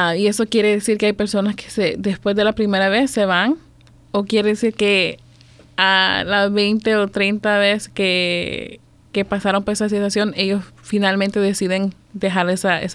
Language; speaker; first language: Spanish; native; Spanish